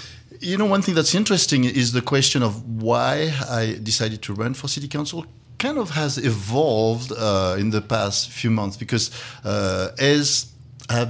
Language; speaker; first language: English; non-native, fluent; French